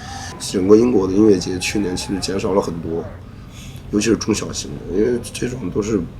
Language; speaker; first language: Chinese; native; Chinese